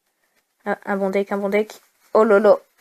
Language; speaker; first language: French; native; French